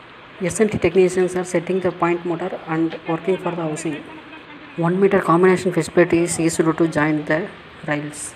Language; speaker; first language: English; non-native, local second language; Tamil